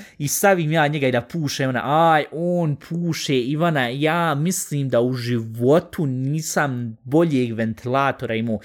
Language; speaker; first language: Bosnian; early bilingual, heritage; Bosnian